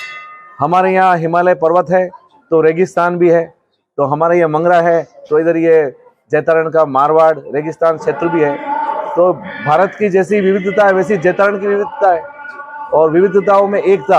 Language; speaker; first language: Hindi; non-native, local second language; Marwari